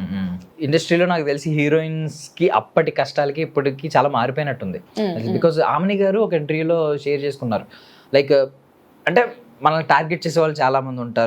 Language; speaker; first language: Telugu; native; Telugu